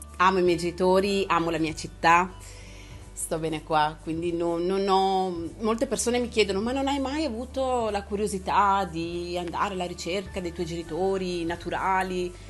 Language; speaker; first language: Italian; native; Italian